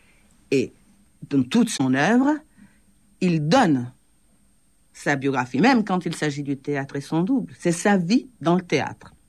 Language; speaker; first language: French; native; French